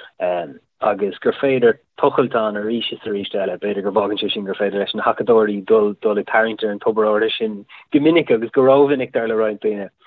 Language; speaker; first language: Irish; native; Irish